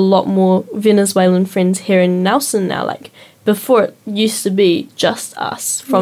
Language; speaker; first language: English; native; English